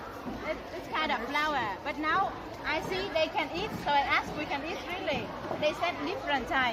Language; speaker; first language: English; non-native, learner; Vietnamese